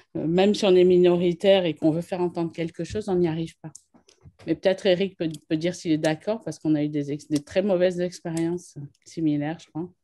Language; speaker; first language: French; native; French